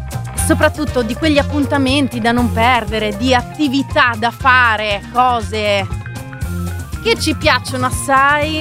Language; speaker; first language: Italian; native; Italian